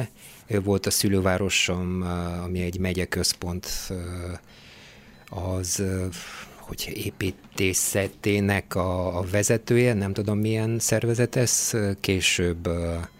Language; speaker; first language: Hungarian; non-native, fluent; Bulgarian